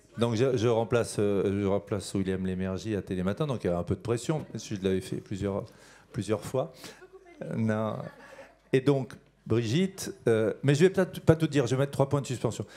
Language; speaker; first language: French; native; French